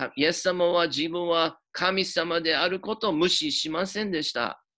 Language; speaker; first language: Japanese; non-native, fluent; English